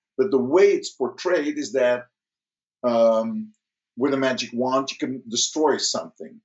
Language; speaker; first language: English; early bilingual, other home language; Dutch